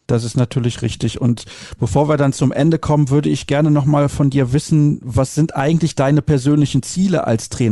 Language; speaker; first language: German; native; German